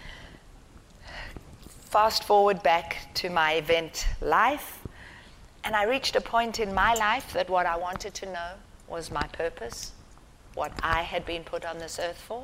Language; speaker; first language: English; native; English